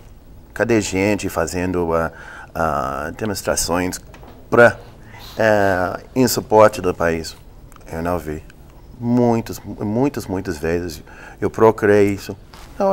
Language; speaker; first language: Portuguese; non-native, fluent; English